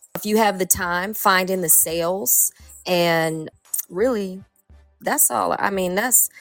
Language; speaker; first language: English; native; English